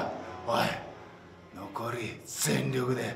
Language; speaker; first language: Japanese; native; Japanese